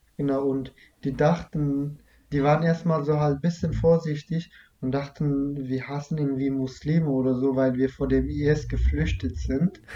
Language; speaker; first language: German; early bilingual, other home language; Kurdish